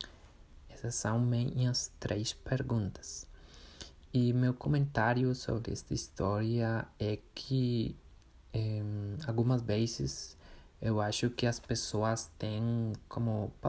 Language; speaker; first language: Portuguese; non-native, learner; Spanish